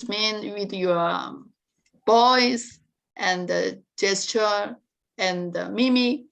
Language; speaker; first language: English; non-native, learner; Korean